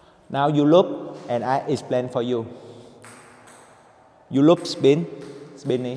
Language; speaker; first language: English; non-native, learner; Vietnamese